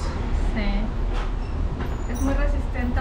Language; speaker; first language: Spanish; native; Spanish